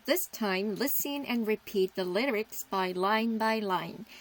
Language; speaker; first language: English; non-native, fluent; Korean